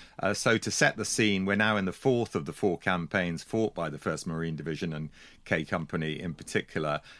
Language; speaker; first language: English; native; English